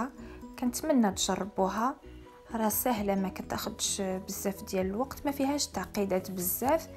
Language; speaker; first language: Arabic; native; Arabic